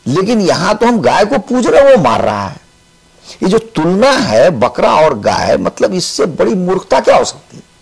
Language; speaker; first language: Hindi; native; Hindi